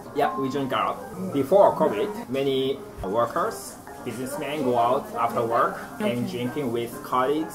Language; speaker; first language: English; non-native, fluent; Japanese